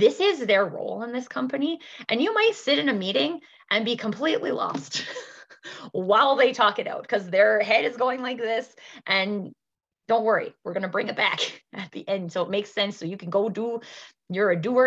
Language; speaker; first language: English; native; English